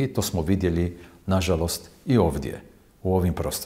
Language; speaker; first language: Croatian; non-native, fluent; Hebrew